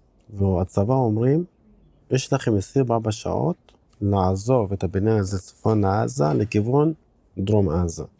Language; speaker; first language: Hebrew; non-native, local second language; Arabic